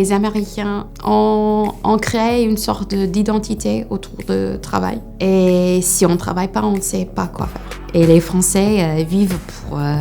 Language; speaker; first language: French; non-native, fluent; English